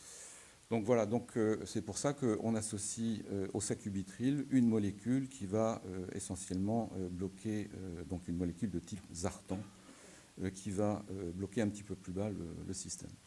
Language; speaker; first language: French; native; French